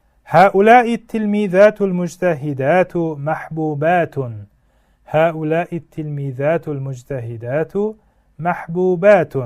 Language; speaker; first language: Arabic; non-native, fluent; Uzbek